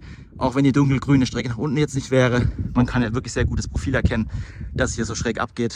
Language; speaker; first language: German; native; German